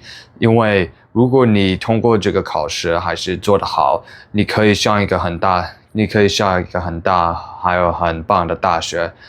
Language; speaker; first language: Chinese; non-native, fluent; English